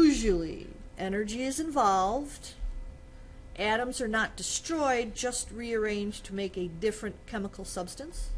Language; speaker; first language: English; native; English